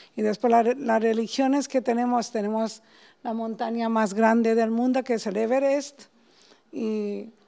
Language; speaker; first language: Spanish; non-native, fluent; Bangla